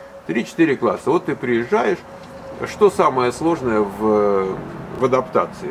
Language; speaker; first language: Russian; native; Russian